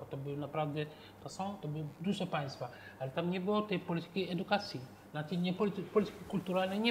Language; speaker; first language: Polish; non-native, fluent; Wolof